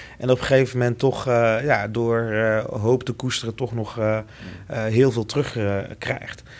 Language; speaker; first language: Dutch; early bilingual, other home language; Lingala